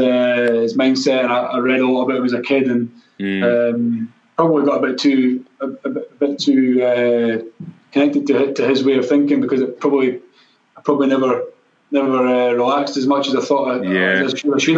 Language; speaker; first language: English; native; English